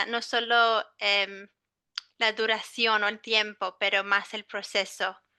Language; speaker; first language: Spanish; non-native, fluent; English